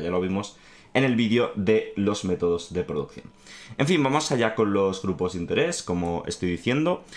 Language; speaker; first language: Spanish; native; Spanish